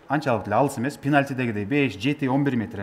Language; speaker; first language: Kyrgyz; native; Kyrgyz